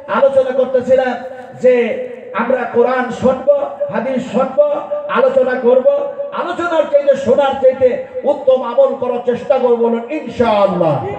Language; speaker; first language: Bangla; non-native, local second language; Urdu